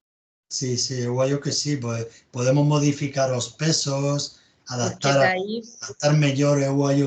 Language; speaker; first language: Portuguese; non-native, learner; Spanish